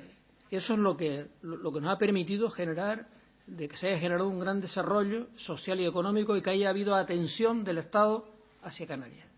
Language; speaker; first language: Spanish; native; Spanish